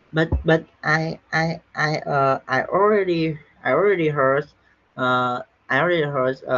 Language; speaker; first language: English; non-native, learner; Vietnamese